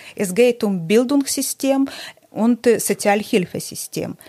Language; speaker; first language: German; non-native, learner; Ukrainian